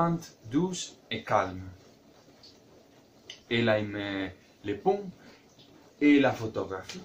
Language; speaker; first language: French; non-native, learner; Spanish